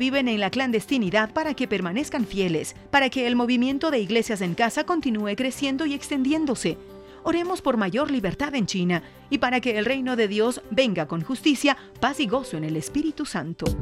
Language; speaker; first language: Spanish; native; Spanish